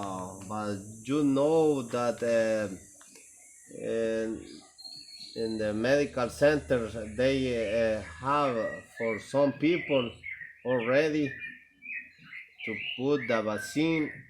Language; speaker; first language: English; non-native, learner; Spanish